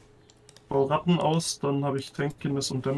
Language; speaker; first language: German; native; German